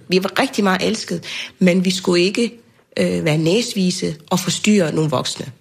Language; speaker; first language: Danish; early bilingual, other home language; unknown